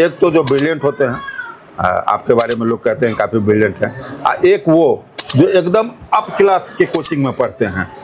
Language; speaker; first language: Hindi; native; Hindi